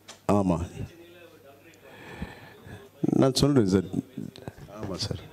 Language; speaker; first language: Tamil; non-native, local second language; Telugu